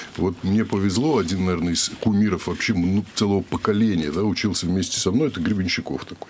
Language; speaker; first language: Russian; native; Russian